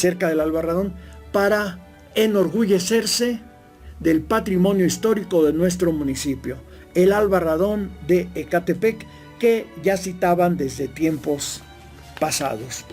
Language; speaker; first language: Spanish; native; Spanish